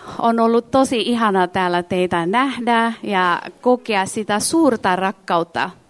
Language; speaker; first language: Finnish; non-native, fluent; Nepali